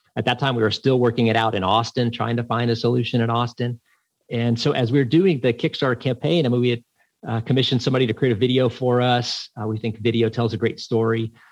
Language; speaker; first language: English; native; English